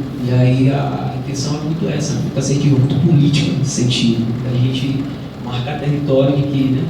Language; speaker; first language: Portuguese; native; Portuguese